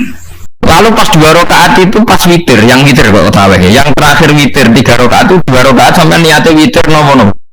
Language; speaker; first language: Indonesian; non-native, local second language; Javanese